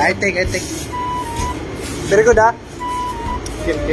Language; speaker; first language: English; non-native, learner; Filipino